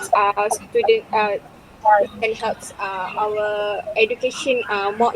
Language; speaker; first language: English; non-native, local second language; Malay